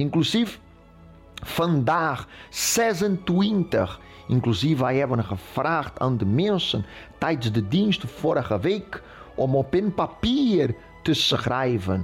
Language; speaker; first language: Dutch; non-native, fluent; Portuguese